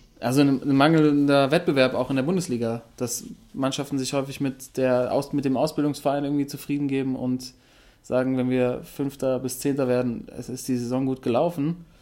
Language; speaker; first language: German; native; German